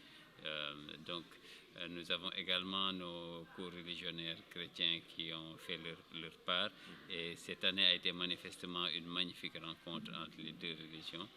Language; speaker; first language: French; non-native, local second language; Wolof